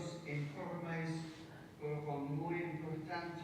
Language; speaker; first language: Spanish; non-native, learner; English